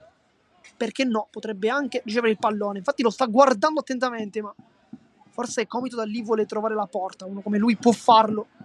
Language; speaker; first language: Italian; native; Italian